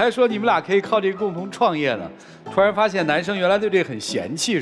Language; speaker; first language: Chinese; native; Chinese